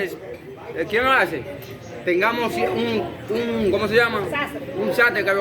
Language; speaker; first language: Spanish; native; Spanish